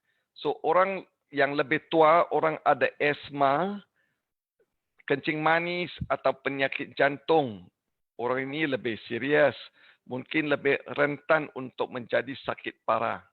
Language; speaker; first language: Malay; non-native, learner; English